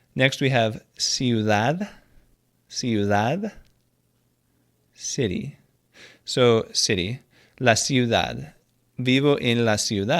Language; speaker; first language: Spanish; non-native, fluent; English